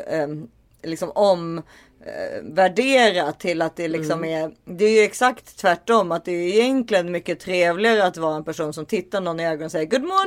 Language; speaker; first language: Swedish; native; Swedish